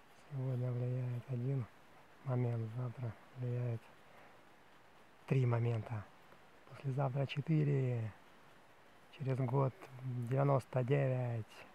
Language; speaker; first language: Russian; native; Russian